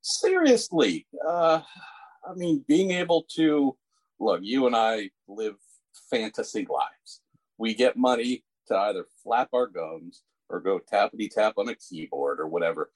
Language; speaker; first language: English; native; English